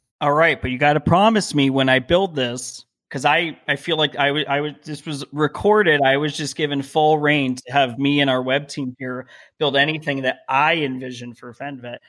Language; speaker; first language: English; native; English